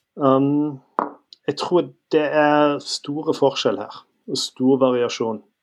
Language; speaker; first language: Norwegian; non-native, fluent; German